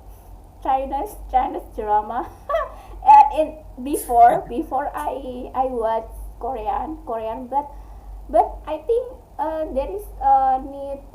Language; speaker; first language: English; non-native, learner; Indonesian